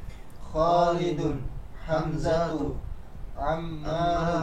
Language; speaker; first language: Arabic; non-native, learner; Indonesian